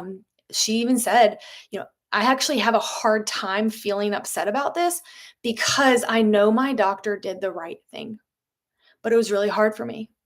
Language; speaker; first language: English; native; English